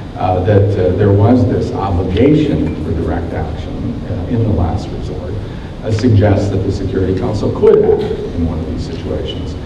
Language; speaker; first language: English; native; English